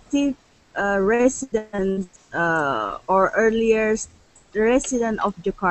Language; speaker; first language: English; non-native, learner; Indonesian